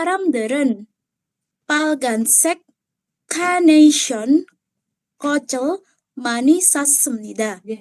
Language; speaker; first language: Korean; non-native, learner; Indonesian